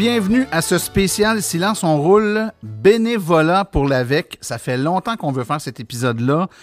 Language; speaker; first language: French; native; French